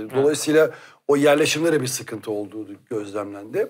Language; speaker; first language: Turkish; native; Turkish